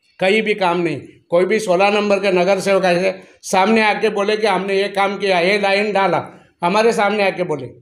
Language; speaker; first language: Hindi; non-native, local second language; Marathi